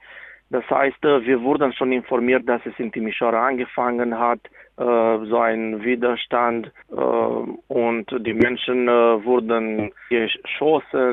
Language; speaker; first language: German; non-native, fluent; Romanian